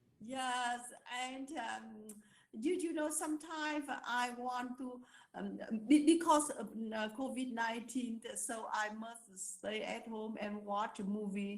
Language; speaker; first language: English; non-native, learner; Vietnamese